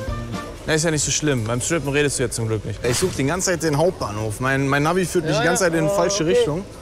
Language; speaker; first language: German; native; German